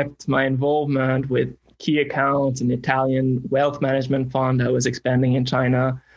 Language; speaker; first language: English; native; English